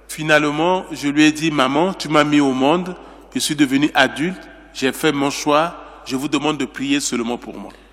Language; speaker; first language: French; non-native, local second language; Sango